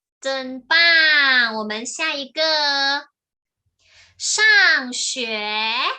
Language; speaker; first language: Chinese; non-native, fluent; Thai